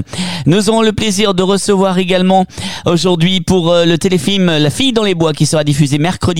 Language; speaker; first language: French; native; French